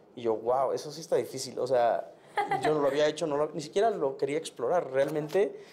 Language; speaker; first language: Spanish; native; Spanish